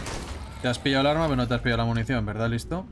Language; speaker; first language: Spanish; native; Spanish